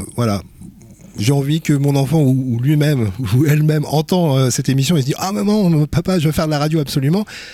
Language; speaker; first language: French; native; French